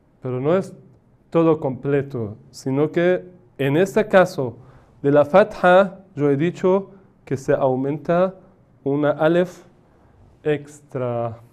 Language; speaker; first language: Spanish; non-native, fluent; Persian